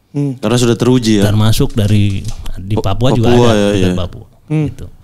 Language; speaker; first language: Indonesian; native; Indonesian